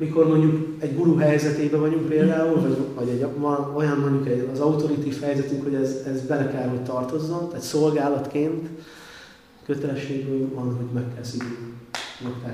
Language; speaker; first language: Hungarian; native; Hungarian